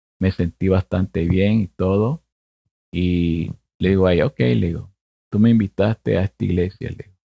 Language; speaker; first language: Spanish; native; Spanish